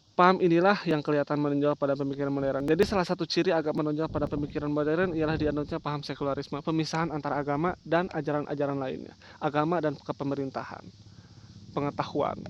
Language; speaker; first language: Indonesian; non-native, local second language; Sundanese